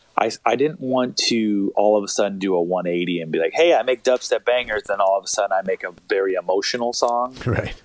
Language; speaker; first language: English; native; English